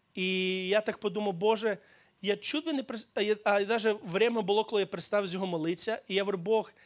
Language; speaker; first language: Ukrainian; early bilingual, heritage; Ukrainian